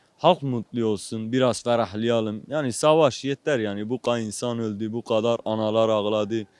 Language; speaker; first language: Turkish; non-native, local second language; Kurdish